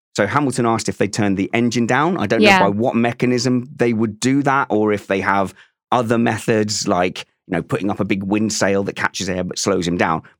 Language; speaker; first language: English; native; English